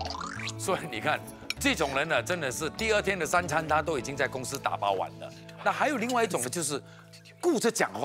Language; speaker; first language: Chinese; native; Chinese